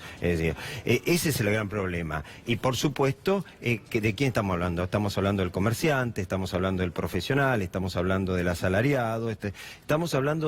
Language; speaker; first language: Spanish; native; Spanish